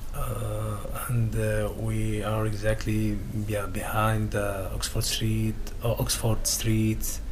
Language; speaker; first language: English; non-native, learner; Arabic